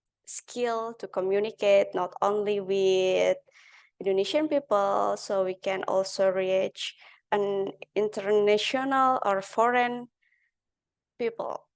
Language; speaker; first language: English; non-native, learner; Indonesian